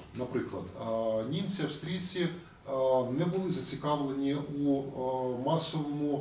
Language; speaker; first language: Ukrainian; native; Ukrainian